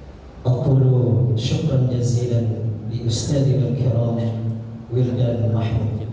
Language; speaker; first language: Arabic; non-native, learner; Indonesian